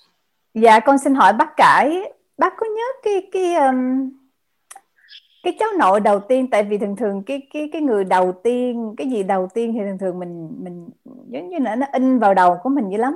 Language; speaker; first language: Vietnamese; native; Vietnamese